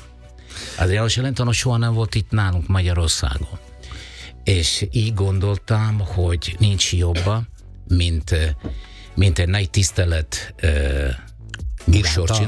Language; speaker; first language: Hungarian; non-native, fluent; Italian